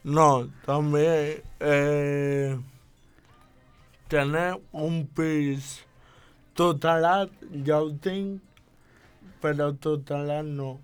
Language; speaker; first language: Catalan; non-native, local second language; Spanish